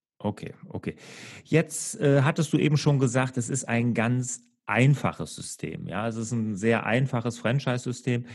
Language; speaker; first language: German; native; German